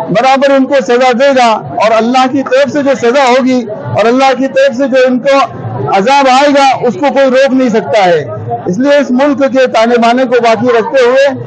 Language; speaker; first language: Urdu; native; Urdu